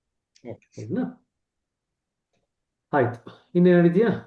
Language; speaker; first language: Kannada; native; Kannada